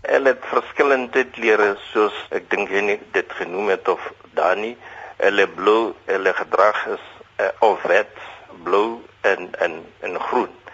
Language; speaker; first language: Afrikaans; non-native, local second language; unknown